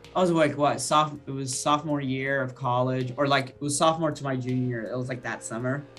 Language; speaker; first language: English; early bilingual, other home language; Arabic